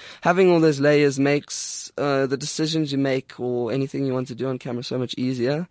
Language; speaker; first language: English; native; English